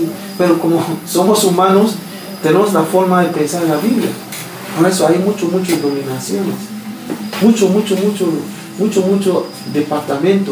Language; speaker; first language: Spanish; non-native, learner; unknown